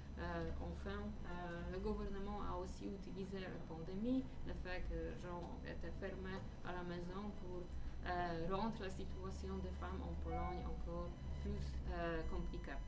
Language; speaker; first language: French; non-native, fluent; Polish